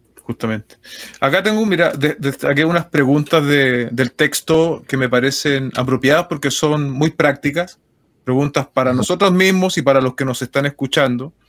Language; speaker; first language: Spanish; native; Spanish